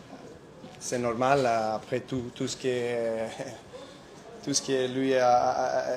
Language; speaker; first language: French; non-native, learner; Serbian